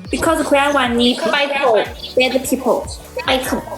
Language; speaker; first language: English; non-native, learner; Thai